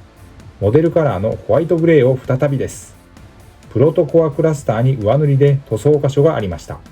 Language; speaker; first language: Japanese; native; Japanese